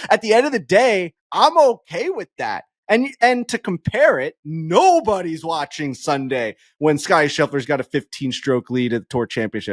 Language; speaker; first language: English; native; English